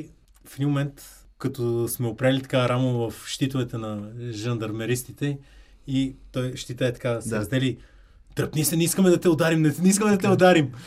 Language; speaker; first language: Bulgarian; native; Bulgarian